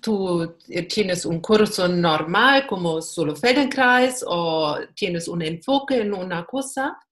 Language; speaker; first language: Spanish; non-native, learner; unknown